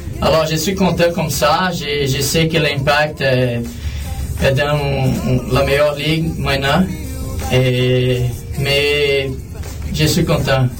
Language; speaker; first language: French; non-native, fluent; Portuguese